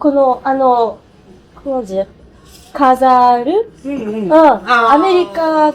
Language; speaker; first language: Japanese; non-native, learner; French